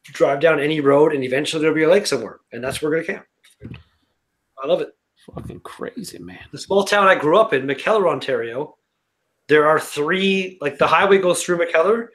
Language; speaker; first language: English; native; English